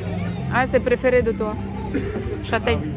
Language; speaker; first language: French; non-native, learner; Russian